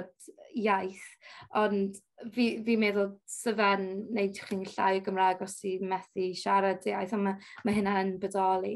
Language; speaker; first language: Welsh; non-native, local second language; English